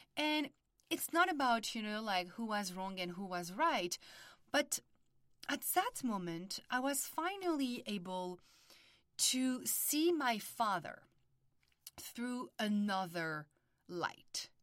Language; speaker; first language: English; non-native, fluent; French